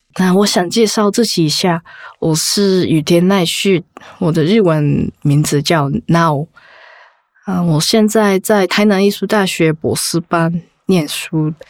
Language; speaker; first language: Chinese; non-native, fluent; Japanese